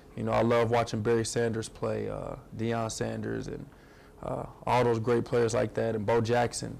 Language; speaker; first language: English; native; English